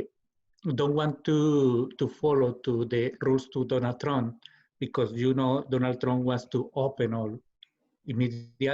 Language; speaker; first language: English; non-native, learner; Spanish